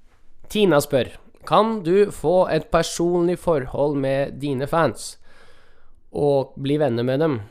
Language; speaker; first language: Norwegian; early bilingual, other home language; Russian